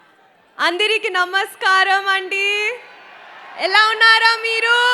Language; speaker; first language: Telugu; non-native, learner; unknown